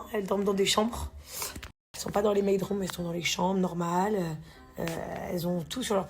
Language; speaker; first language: French; native; French